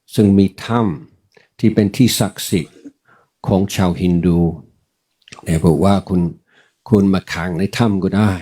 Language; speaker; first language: Thai; non-native, fluent; English